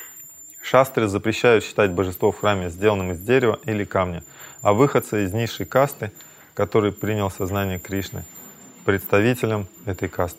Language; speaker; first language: Russian; native; Russian